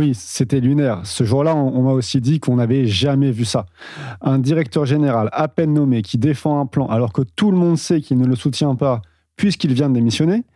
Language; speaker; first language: French; native; French